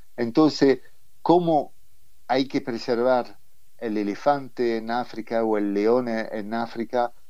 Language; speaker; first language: Spanish; non-native, fluent; French